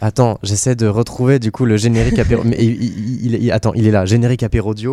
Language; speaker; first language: French; native; French